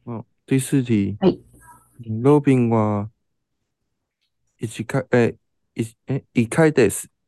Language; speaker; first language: Japanese; non-native, learner; Chinese